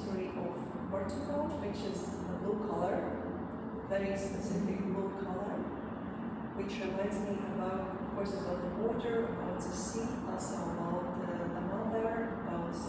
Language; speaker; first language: English; non-native, fluent; Latvian